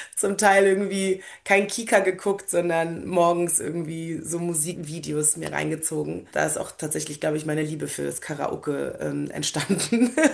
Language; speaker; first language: German; early bilingual, other home language; Polish